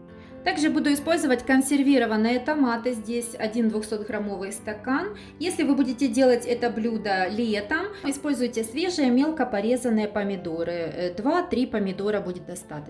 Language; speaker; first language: Russian; native; Russian